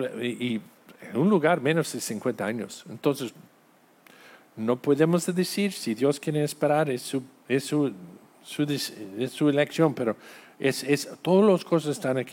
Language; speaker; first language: Spanish; non-native, fluent; English